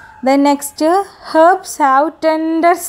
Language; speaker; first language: English; non-native, local second language; Malayalam